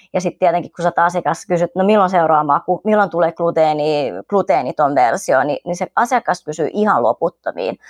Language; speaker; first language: Finnish; early bilingual, other home language; Vietnamese